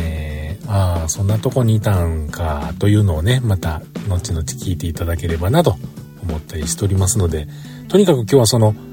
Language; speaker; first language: Japanese; native; Japanese